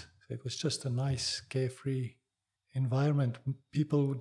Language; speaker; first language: English; non-native, local second language; Afrikaans